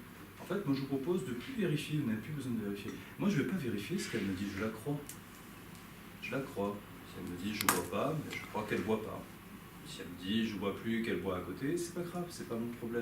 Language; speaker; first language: French; native; French